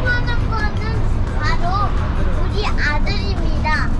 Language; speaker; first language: Korean; early bilingual, heritage; Korean